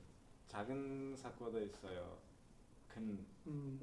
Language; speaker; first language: Korean; non-native, learner; Uzbek